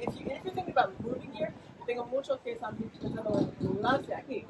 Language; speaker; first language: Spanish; non-native, learner; English